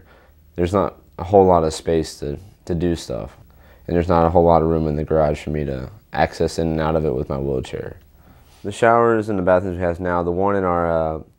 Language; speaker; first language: English; native; English